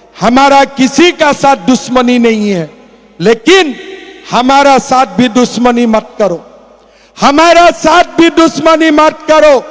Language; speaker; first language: Hindi; non-native, local second language; Assamese